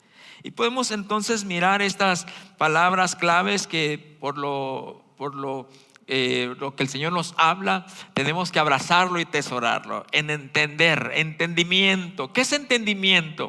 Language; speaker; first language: Spanish; native; Spanish